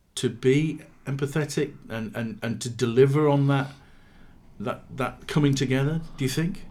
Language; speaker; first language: English; native; English